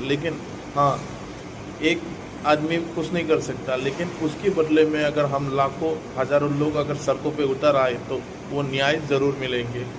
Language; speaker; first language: Hindi; non-native, local second language; Assamese